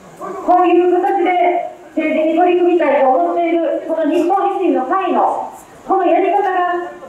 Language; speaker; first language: Japanese; native; Japanese